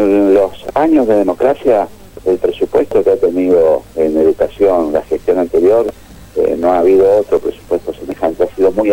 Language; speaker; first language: Spanish; native; Spanish